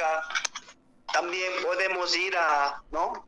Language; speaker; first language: Spanish; non-native, learner; Korean